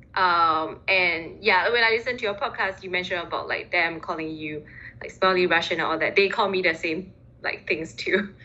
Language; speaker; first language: English; early bilingual, other home language; Chinese